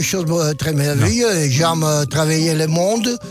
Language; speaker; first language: French; non-native, learner; Italian